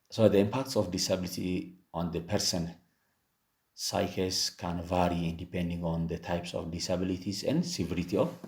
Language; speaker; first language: English; non-native, local second language; Amharic